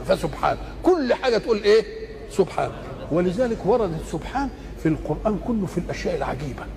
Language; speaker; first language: Arabic; native; Arabic